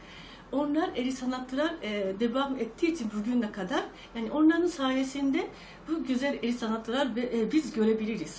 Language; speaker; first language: Turkish; non-native, fluent; Japanese